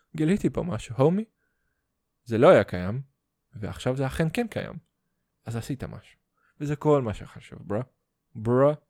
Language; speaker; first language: Hebrew; non-native, fluent; Russian